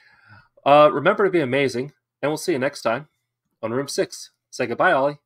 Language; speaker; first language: English; native; English